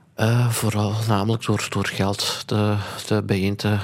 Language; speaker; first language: Dutch; early bilingual, other home language; Turkish